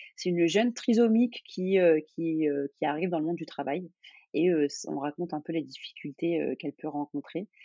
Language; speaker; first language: French; non-native, local second language; Arabic